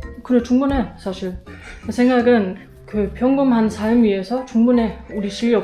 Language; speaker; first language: Korean; non-native, learner; German